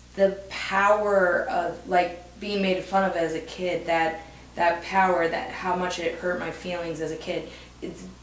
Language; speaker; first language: English; native; English